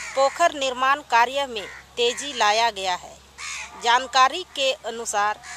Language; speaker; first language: Hindi; native; Hindi